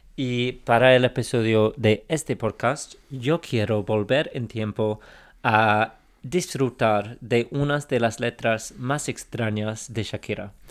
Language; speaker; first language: Spanish; non-native, fluent; English